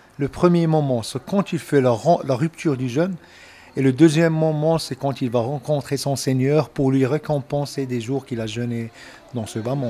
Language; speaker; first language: French; non-native, local second language; Arabic